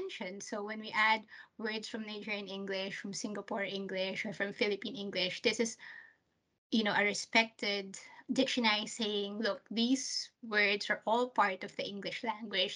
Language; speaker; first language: English; non-native, local second language; Filipino